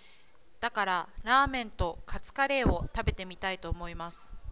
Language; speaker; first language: Japanese; non-native, learner; English